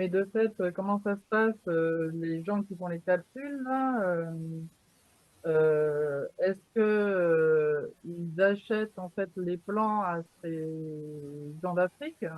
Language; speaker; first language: French; native; French